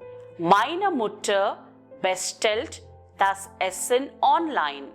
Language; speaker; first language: German; non-native, fluent; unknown